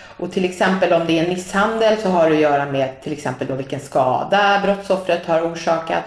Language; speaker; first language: Swedish; native; Swedish